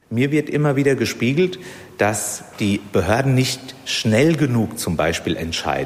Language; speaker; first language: German; native; German